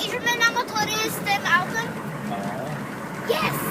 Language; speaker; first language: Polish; early bilingual, heritage; Polish